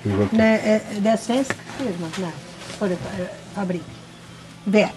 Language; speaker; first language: Swedish; non-native, learner; Portuguese